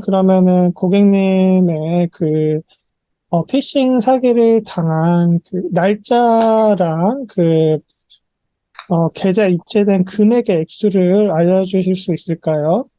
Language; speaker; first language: Korean; native; Korean